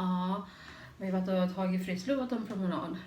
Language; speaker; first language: Swedish; non-native, learner; Thai